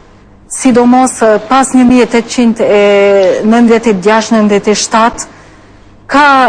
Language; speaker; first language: Albanian; non-native, fluent; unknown